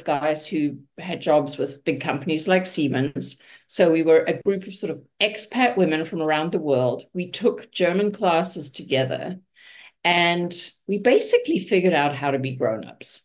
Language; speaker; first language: English; native; English